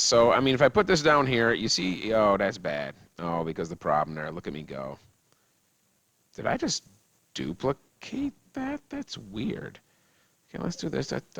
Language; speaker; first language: English; native; English